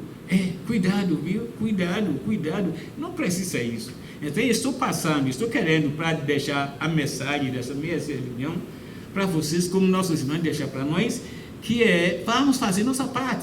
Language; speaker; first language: Portuguese; non-native, fluent; Yoruba